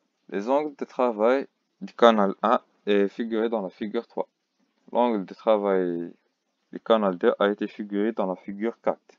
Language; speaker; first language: French; non-native, local second language; Arabic